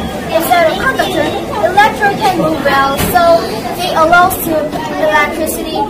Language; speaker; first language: English; non-native, learner; Korean